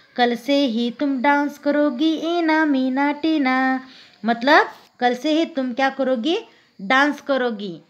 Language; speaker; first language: Hindi; non-native, local second language; Marathi